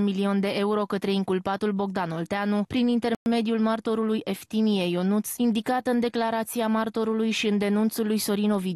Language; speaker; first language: Romanian; native; Romanian